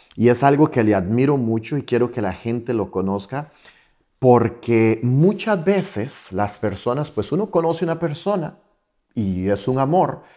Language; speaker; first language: Spanish; native; Spanish